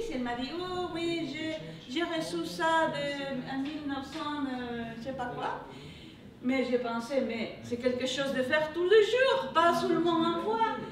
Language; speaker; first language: French; non-native, learner; English